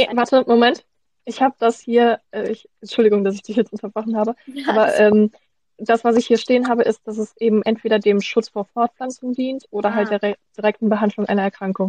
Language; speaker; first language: German; native; German